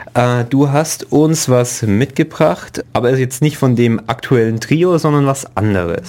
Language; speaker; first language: German; native; German